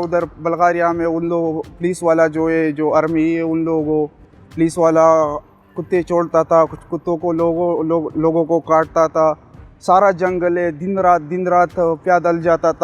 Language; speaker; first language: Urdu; non-native, local second language; Pashto